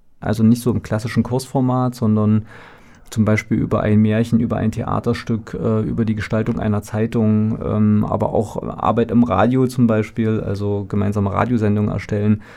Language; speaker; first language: German; native; German